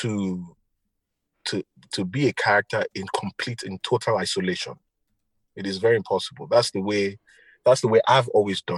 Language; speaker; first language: English; non-native, local second language; Hausa